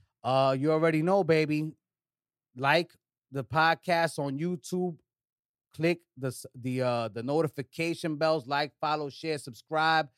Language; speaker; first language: English; early bilingual, other home language; Spanish